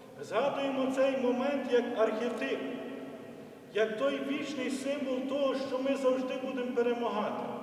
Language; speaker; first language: Ukrainian; native; Ukrainian